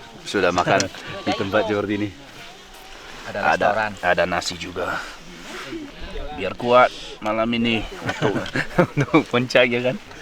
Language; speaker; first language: Indonesian; non-native, learner; English